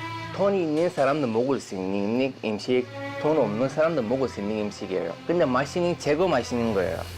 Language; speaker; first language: Korean; non-native, learner; Turkish